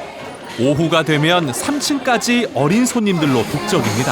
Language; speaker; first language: Korean; native; Korean